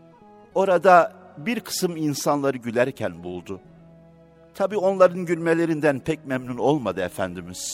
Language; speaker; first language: Turkish; native; Turkish